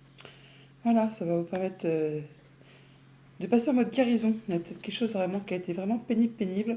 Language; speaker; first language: French; native; French